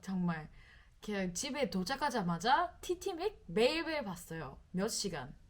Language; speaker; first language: Korean; non-native, fluent; English